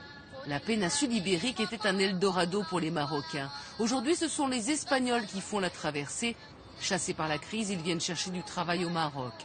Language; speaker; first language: French; native; French